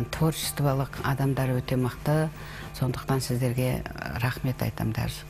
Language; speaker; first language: Russian; non-native, local second language; Kazakh